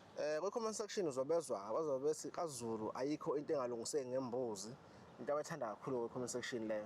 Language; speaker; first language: Zulu; native; Zulu